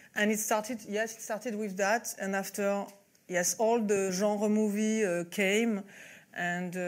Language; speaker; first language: English; non-native, fluent; French